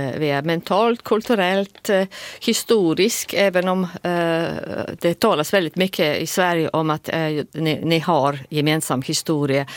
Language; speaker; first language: Swedish; non-native, fluent; Latvian